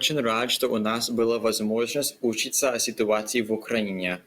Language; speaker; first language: Russian; non-native, learner; English